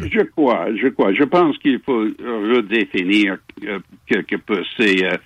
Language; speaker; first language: French; non-native, fluent; English